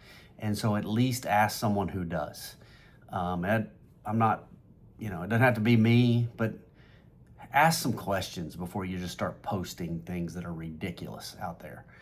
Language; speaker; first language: English; native; English